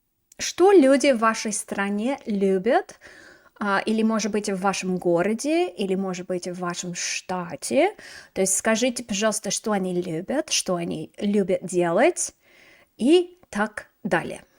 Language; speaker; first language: Russian; non-native, fluent; English